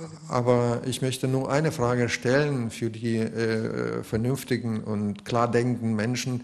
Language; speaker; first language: German; non-native, fluent; Russian